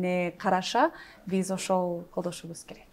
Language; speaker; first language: Kyrgyz; non-native, learner; English